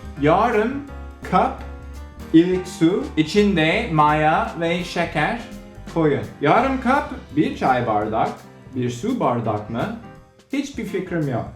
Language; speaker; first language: Turkish; non-native, learner; English